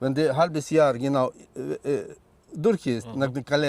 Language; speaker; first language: German; non-native, learner; Russian